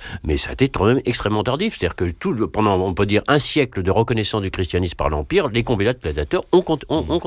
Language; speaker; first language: French; native; French